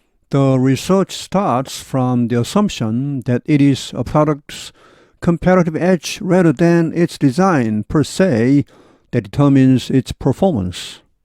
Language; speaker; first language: English; non-native, fluent; Korean